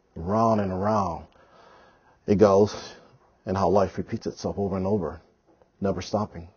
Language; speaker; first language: English; native; English